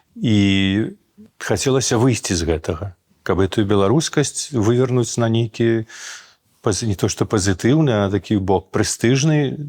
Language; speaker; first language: Belarusian; non-native, local second language; Russian